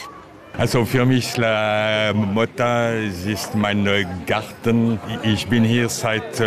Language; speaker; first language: German; non-native, local second language; French